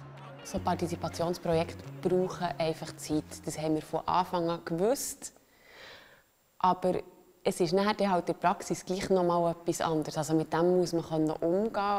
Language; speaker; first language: German; native; German